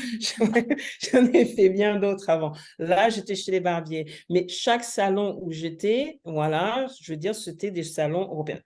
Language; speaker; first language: French; native; French